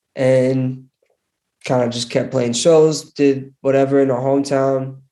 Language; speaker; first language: English; early bilingual, other home language; Hindi